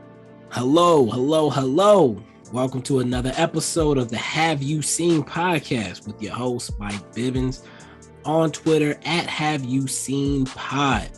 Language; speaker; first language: English; native; English